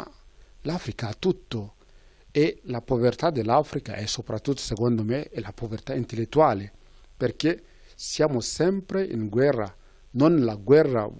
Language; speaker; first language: Italian; non-native, fluent; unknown